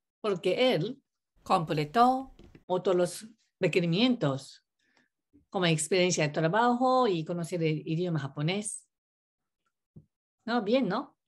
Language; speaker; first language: Spanish; non-native, learner; Japanese